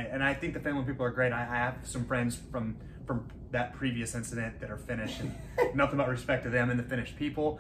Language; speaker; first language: English; native; English